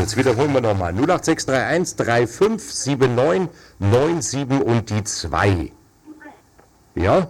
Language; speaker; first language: German; native; German